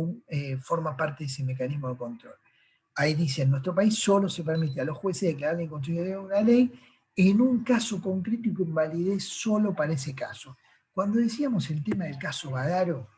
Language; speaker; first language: Spanish; native; Spanish